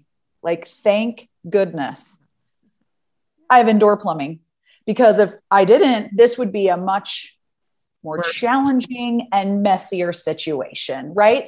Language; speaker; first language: English; native; English